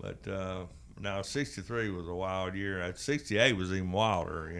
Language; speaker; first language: English; native; English